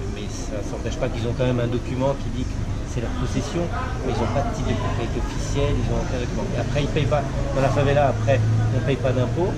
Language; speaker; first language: French; early bilingual, heritage; French